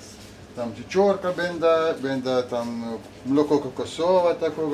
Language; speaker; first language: Polish; non-native, learner; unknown